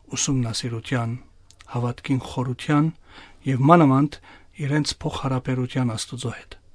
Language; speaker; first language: Armenian; native; Armenian